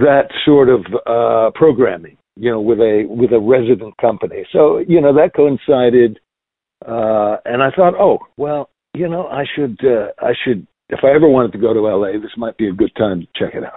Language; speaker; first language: English; native; English